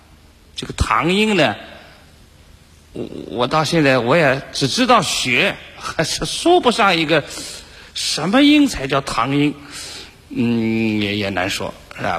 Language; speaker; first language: Chinese; native; Chinese